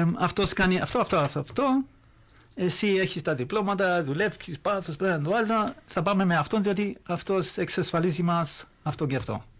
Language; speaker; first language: Greek; early bilingual, heritage; Greek